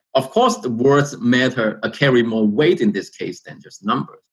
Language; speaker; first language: English; non-native, fluent; Chinese